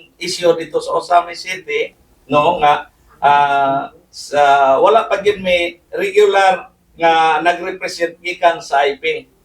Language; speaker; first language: Cebuano; non-native, local second language; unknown